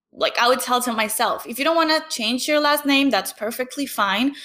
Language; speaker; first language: English; non-native, fluent; Spanish